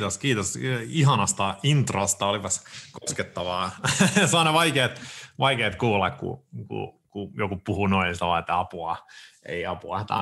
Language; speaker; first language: Finnish; early bilingual, heritage; Finnish